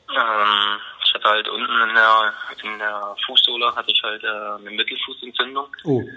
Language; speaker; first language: German; native; German